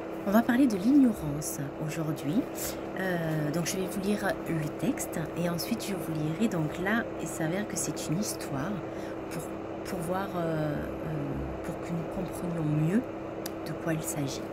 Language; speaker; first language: French; native; French